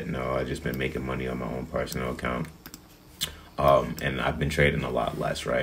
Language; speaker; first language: English; native; English